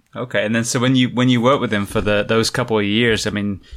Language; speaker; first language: English; native; English